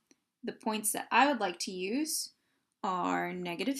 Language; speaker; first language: English; native; English